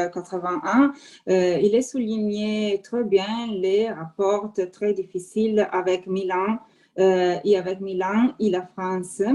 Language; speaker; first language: French; non-native, fluent; Italian